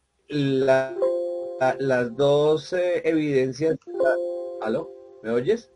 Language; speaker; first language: Spanish; native; Spanish